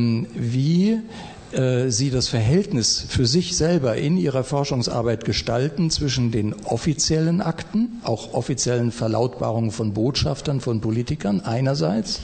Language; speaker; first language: German; native; German